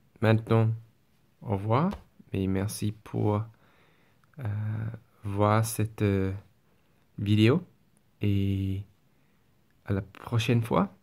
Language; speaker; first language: French; non-native, learner; English